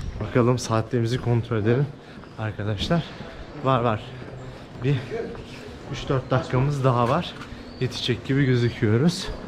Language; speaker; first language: Turkish; native; Turkish